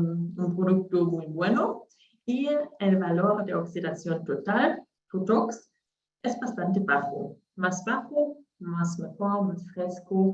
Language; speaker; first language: Spanish; non-native, learner; German